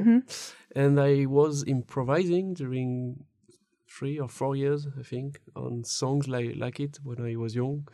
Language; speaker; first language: English; non-native, learner; French